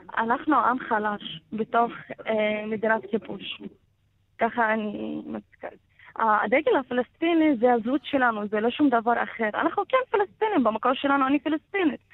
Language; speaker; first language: Hebrew; non-native, local second language; Arabic